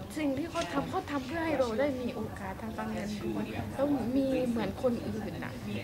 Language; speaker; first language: Thai; early bilingual, other home language; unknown